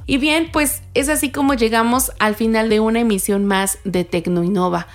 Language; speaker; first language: Spanish; native; Spanish